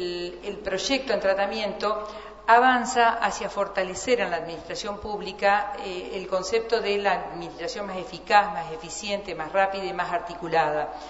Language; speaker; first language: Spanish; native; Spanish